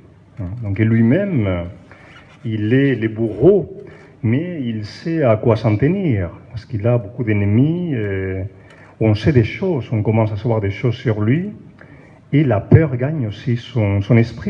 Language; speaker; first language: French; native; French